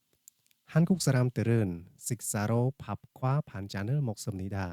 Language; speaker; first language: Korean; non-native, fluent; Khmer